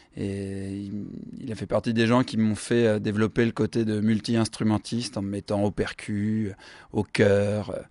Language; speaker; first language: French; native; French